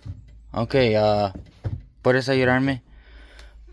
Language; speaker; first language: Spanish; early bilingual, heritage; Spanish